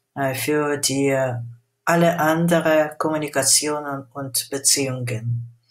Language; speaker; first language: German; non-native, fluent; Russian